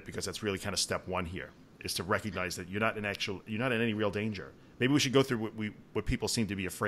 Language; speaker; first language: English; native; English